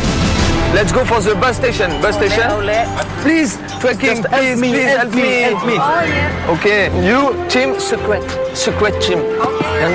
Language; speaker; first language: English; non-native, learner; French